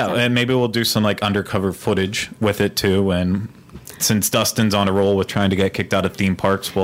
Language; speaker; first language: English; native; English